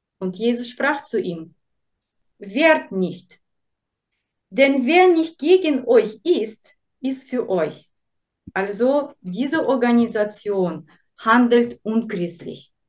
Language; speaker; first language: German; non-native, fluent; Russian